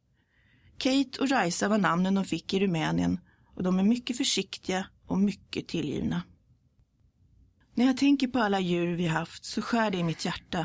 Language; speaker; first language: Swedish; early bilingual, other home language; English